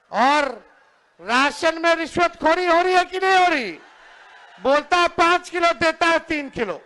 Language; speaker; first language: Hindi; native; Hindi